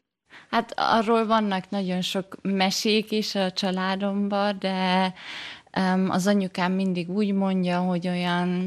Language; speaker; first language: Hungarian; early bilingual, heritage; German